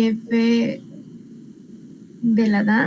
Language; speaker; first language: French; non-native, learner; Spanish